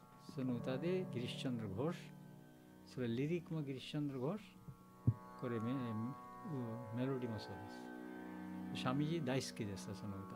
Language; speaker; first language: Japanese; non-native, learner; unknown